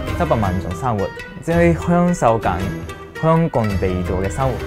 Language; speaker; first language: Cantonese; non-native, learner; Japanese